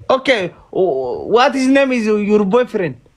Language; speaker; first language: English; non-native, learner; Oromo